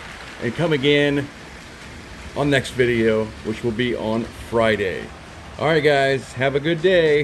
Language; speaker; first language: English; native; English